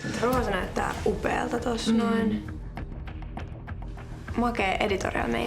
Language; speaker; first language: Finnish; native; Finnish